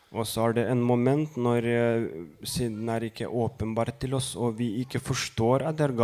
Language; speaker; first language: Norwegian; non-native, fluent; Lithuanian